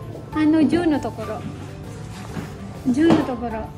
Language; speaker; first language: Japanese; non-native, learner; Filipino